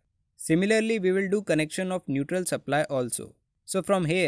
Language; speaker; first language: English; non-native, local second language; Hindi